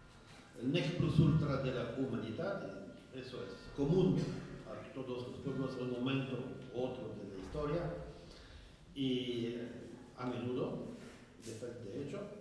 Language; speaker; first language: Spanish; non-native, fluent; French